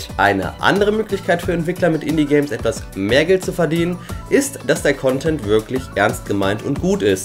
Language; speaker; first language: German; native; German